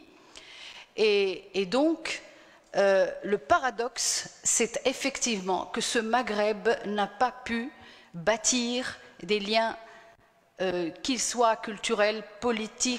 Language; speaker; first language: French; non-native, local second language; Arabic